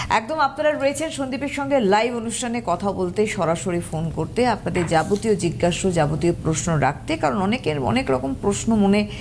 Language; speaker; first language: Bangla; native; Bangla